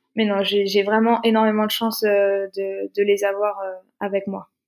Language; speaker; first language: French; native; French